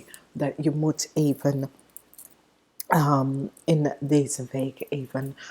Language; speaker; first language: Dutch; non-native, fluent; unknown